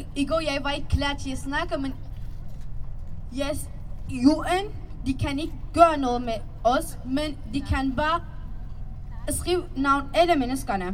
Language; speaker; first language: Danish; early bilingual, other home language; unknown